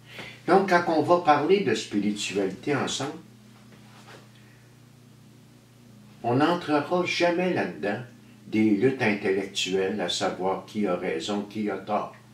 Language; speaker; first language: French; native; French